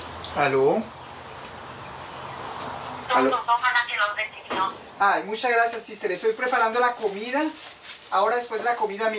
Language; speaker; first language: Spanish; non-native, fluent; French